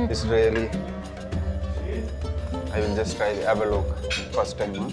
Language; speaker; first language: English; non-native, local second language; Malayalam